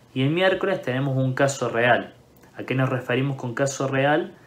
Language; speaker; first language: Spanish; native; Spanish